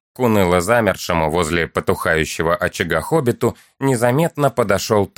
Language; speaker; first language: Russian; native; Russian